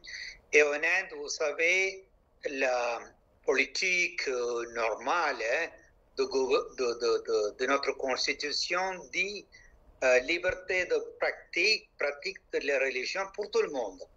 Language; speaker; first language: French; non-native, local second language; Malayalam